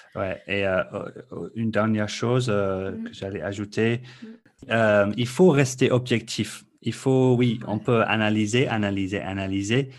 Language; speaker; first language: French; non-native, fluent; English